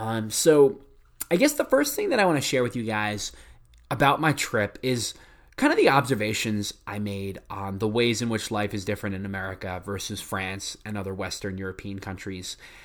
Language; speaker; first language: English; native; English